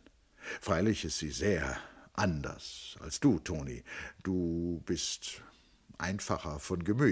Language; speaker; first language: German; native; German